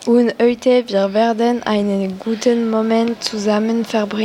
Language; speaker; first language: German; non-native, learner; French